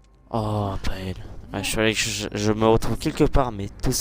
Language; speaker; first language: French; native; French